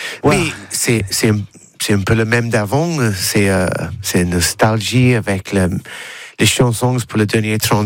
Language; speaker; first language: French; non-native, learner; English